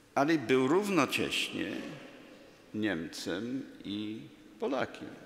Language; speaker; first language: Polish; non-native, fluent; English